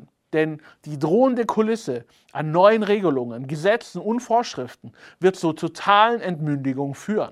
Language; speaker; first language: German; native; German